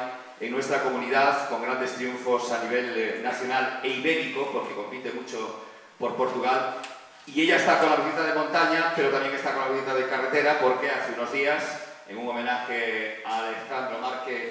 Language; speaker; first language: Spanish; native; Spanish